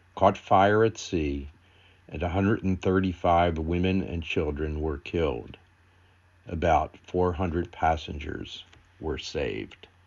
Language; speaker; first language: English; native; English